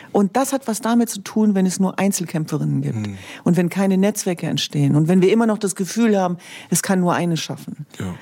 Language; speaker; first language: German; early bilingual, other home language; Kurdish